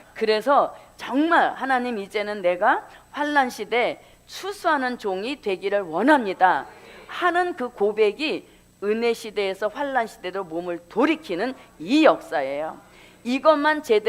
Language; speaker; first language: Korean; native; Korean